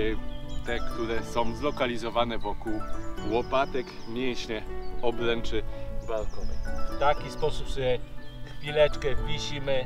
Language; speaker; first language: Polish; native; Polish